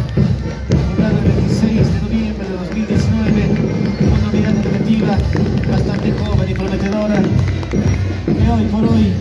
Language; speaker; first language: Spanish; native; Spanish